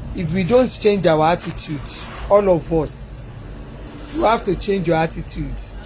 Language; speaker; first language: English; non-native, local second language; Yoruba